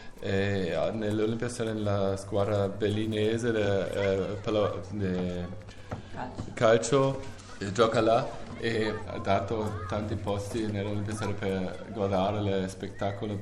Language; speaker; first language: Italian; non-native, learner; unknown